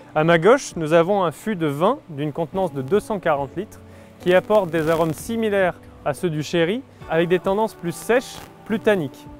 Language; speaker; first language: French; native; French